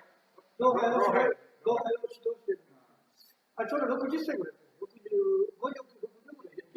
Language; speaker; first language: Japanese; native; Japanese